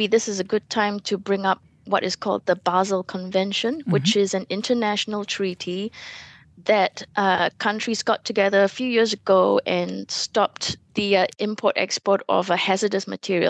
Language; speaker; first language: English; non-native, local second language; Malay